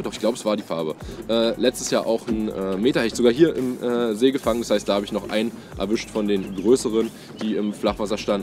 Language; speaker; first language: German; native; German